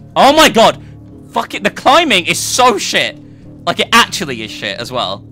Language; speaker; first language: English; native; English